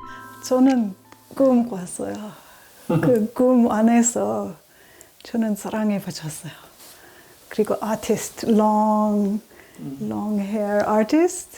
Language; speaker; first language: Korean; non-native, learner; English